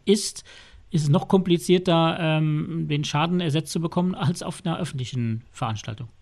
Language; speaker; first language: German; native; German